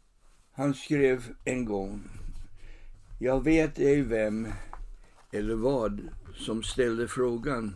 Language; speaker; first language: Swedish; non-native, fluent; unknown